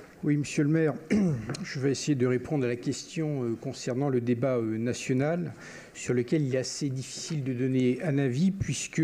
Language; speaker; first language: French; native; French